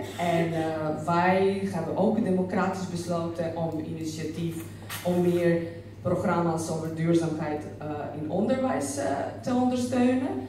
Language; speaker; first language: Dutch; non-native, fluent; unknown